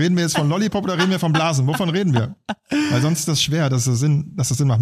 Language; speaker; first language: German; native; German